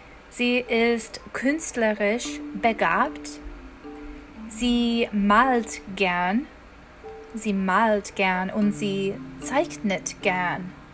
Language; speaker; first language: German; non-native, fluent; English